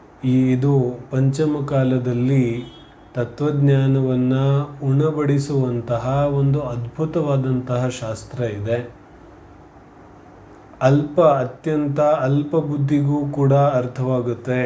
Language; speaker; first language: Kannada; non-native, local second language; Hindi